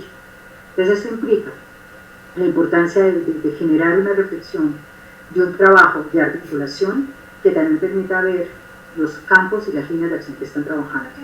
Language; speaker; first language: Spanish; native; Spanish